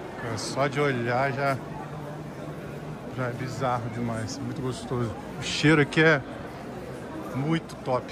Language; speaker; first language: Portuguese; native; Portuguese